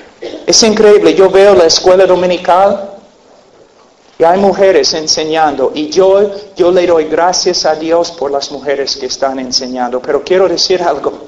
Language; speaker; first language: Spanish; non-native, fluent; English